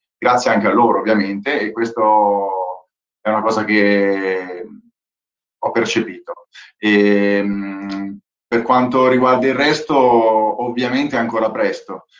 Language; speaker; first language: Italian; native; Italian